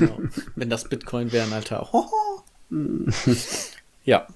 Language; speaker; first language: German; native; German